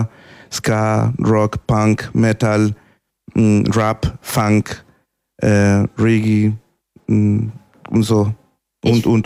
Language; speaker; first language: German; non-native, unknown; Spanish